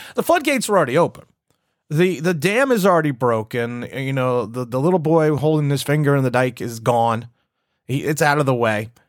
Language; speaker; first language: English; native; English